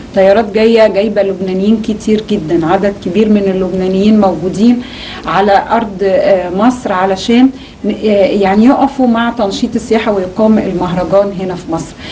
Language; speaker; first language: Egyptian Arabic; native; Egyptian Arabic